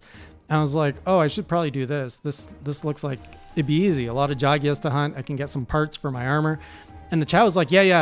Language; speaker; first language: English; native; English